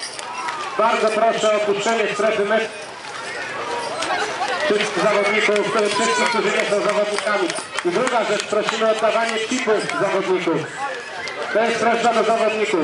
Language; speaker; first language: Polish; native; Polish